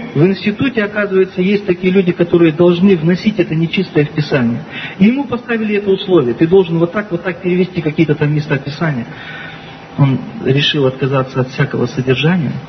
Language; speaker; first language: Russian; native; Russian